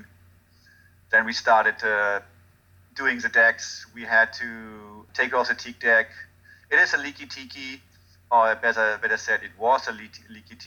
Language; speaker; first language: English; non-native, fluent; German